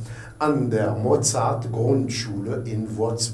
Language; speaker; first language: German; non-native, fluent; Arabic